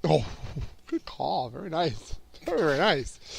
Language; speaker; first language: English; native; English